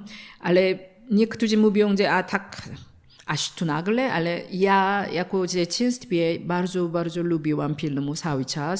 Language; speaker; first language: Polish; non-native, learner; Korean